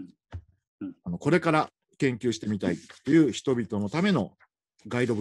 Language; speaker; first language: Japanese; native; Japanese